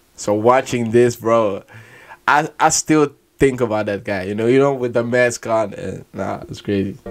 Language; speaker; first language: English; non-native, fluent; Dutch